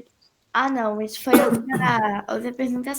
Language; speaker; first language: Portuguese; native; Portuguese